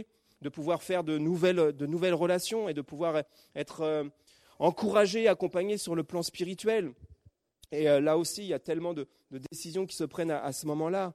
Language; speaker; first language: French; native; French